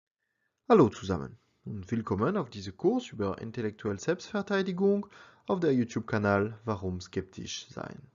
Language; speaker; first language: German; non-native, learner; French